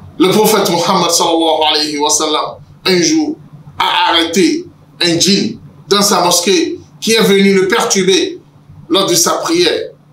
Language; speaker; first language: French; non-native, local second language; Yoruba